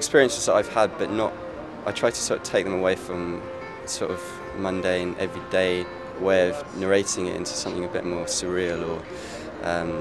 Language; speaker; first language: English; native; English